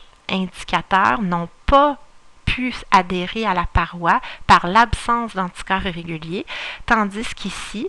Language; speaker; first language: French; native; French